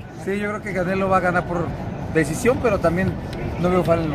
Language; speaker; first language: Spanish; native; Spanish